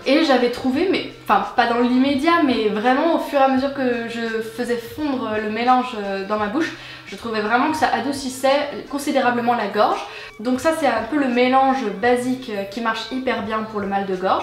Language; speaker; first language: French; native; French